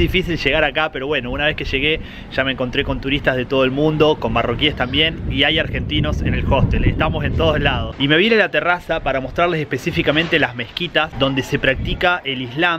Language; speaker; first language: Spanish; native; Spanish